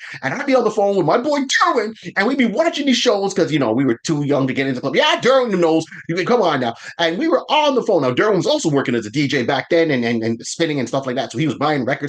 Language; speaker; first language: English; native; English